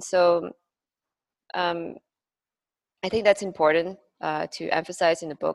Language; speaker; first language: English; non-native, local second language; Cantonese